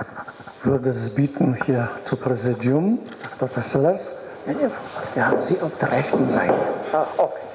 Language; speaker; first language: German; non-native, fluent; Polish